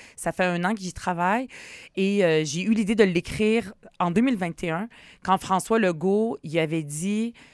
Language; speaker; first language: French; early bilingual, other home language; Arabic